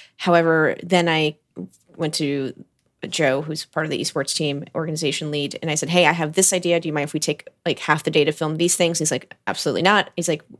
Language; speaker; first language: English; native; English